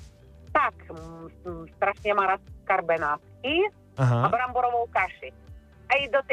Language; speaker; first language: Czech; non-native, fluent; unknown